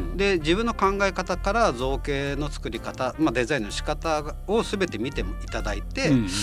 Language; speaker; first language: Japanese; native; Japanese